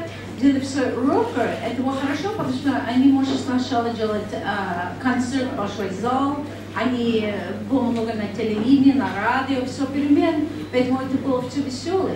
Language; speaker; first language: Russian; non-native, learner; English